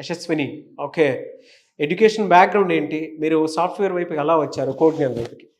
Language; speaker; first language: Telugu; native; Telugu